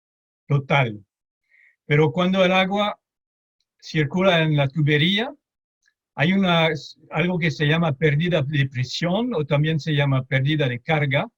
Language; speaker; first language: Spanish; non-native, fluent; French